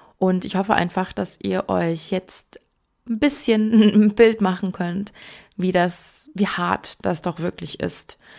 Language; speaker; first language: German; early bilingual, other home language; Persian